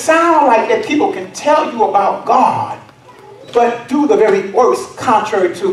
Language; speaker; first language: English; native; English